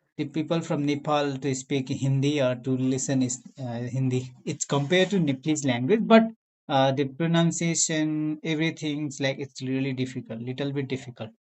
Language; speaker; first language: English; non-native, learner; Nepali